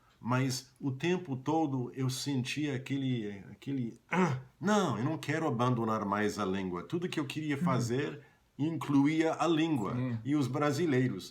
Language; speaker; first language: Portuguese; non-native, fluent; English